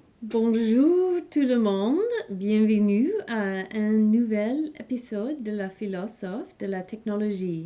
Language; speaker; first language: French; non-native, learner; English